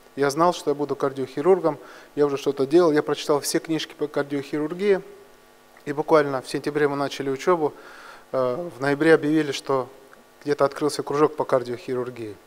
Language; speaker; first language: Russian; non-native, local second language; Georgian